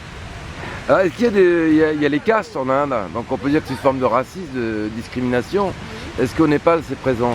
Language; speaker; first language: French; native; French